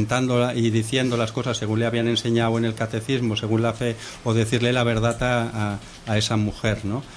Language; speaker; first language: Spanish; native; Spanish